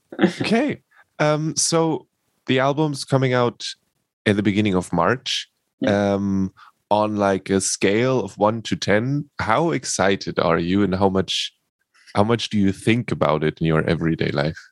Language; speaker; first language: English; non-native, fluent; German